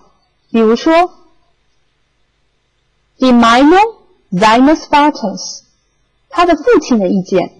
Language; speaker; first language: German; non-native, fluent; Chinese